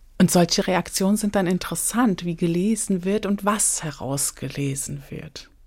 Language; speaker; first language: German; early bilingual, other home language; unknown